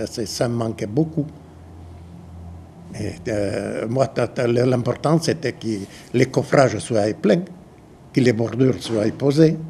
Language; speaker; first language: French; non-native, fluent; Croatian